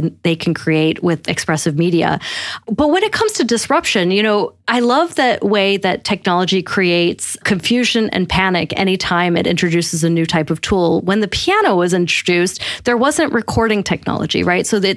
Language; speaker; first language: English; native; English